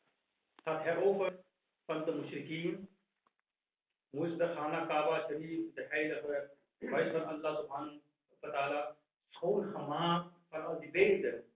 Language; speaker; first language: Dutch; non-native, fluent; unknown